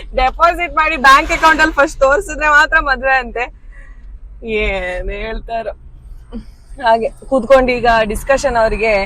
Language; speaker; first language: Kannada; non-native, local second language; Konkani